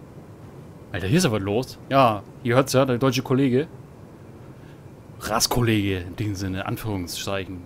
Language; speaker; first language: German; native; German